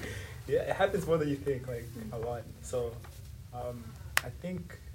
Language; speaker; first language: English; non-native, local second language; Swahili